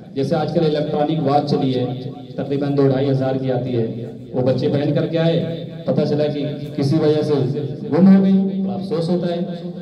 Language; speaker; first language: Urdu; native; Urdu